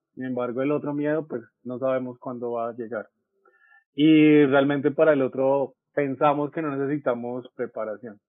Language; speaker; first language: Spanish; native; Spanish